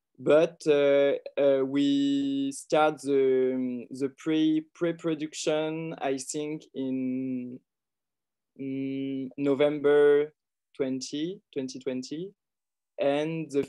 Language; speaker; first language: English; non-native, learner; French